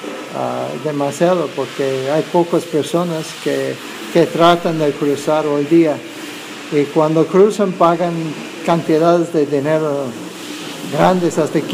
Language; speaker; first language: Spanish; non-native, fluent; English